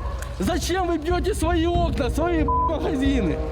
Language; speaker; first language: Russian; native; Russian